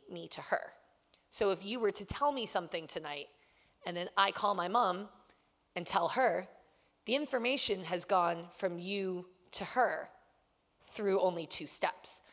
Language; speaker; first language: English; native; English